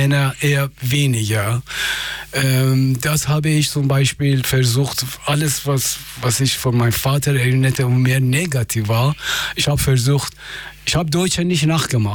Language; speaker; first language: German; non-native, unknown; Persian